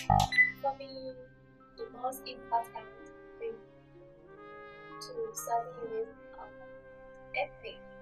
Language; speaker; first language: English; non-native, learner; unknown